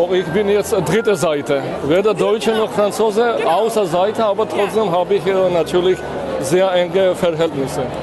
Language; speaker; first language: German; non-native, fluent; Georgian